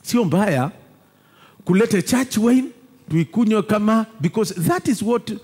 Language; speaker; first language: English; non-native, local second language; Swahili